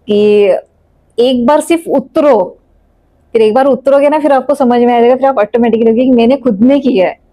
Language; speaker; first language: Hindi; non-native, local second language; Marathi